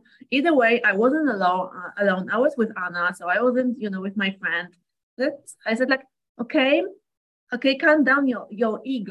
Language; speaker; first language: English; non-native, fluent; Polish